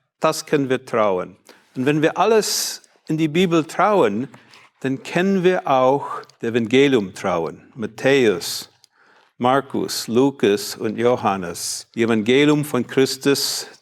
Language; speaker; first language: German; non-native, fluent; English